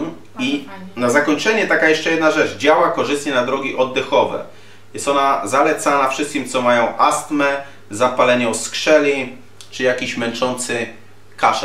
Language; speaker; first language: Polish; native; Polish